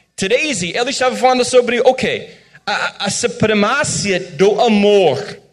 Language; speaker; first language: Portuguese; non-native, fluent; English